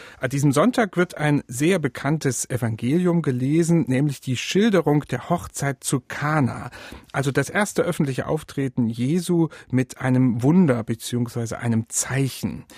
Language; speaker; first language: German; native; German